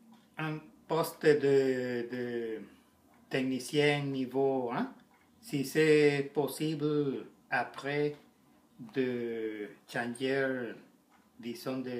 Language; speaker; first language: French; non-native, learner; Spanish